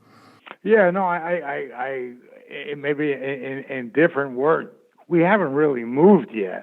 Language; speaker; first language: English; native; English